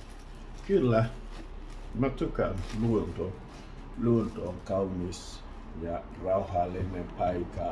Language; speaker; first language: Finnish; non-native, learner; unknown